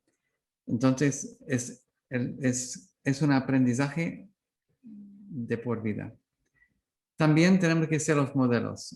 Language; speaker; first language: Spanish; non-native, learner; English